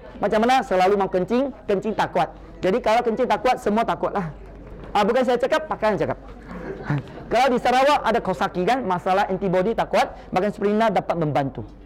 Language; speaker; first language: Malay; non-native, local second language; Chinese